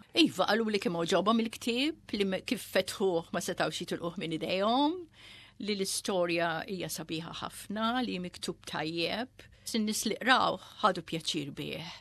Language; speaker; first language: Maltese; early bilingual, heritage; Maltese